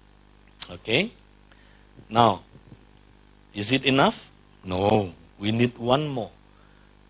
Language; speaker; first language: English; non-native, fluent; Indonesian